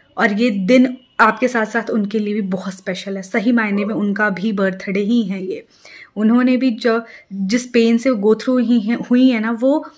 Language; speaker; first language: Hindi; native; Hindi